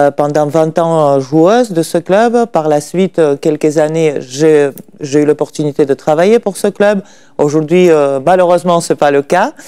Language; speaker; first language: French; non-native, fluent; Russian